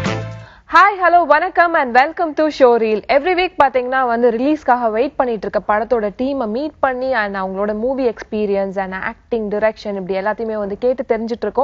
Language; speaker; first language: Tamil; native; Tamil